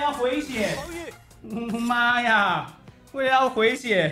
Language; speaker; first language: Chinese; native; Chinese